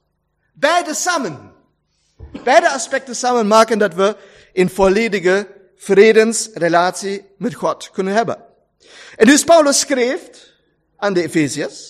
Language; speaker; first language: Dutch; non-native, learner; German